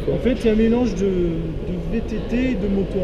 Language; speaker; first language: French; native; French